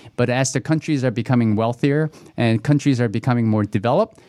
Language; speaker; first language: English; early bilingual, other home language; Korean